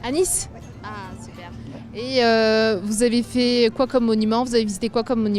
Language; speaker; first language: French; native; French